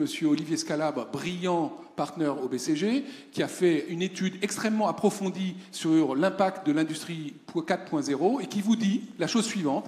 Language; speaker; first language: French; native; French